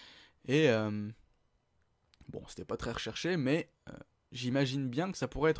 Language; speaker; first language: French; native; French